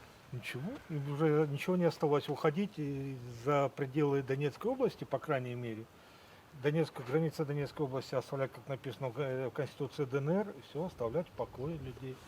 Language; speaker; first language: Russian; native; Russian